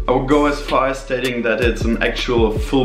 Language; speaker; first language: English; non-native, fluent; German